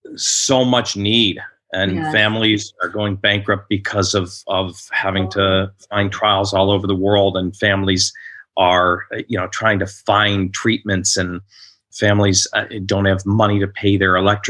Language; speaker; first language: English; native; English